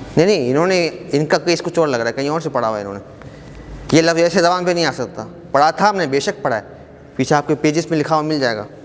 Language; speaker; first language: Urdu; native; Urdu